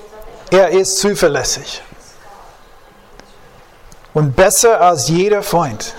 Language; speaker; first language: German; non-native, fluent; English